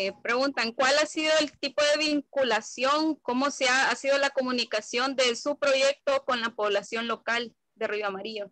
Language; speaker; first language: Spanish; native; Spanish